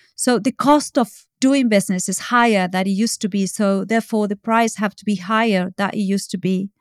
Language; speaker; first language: English; non-native, fluent; Spanish